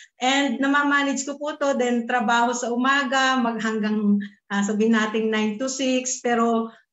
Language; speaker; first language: Filipino; native; Filipino